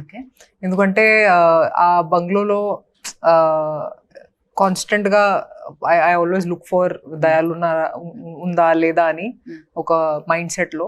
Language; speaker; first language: Telugu; non-native, local second language; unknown